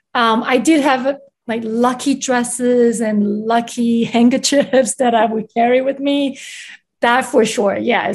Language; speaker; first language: English; non-native, fluent; Chinese